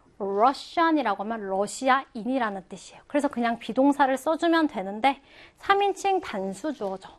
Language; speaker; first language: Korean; native; Korean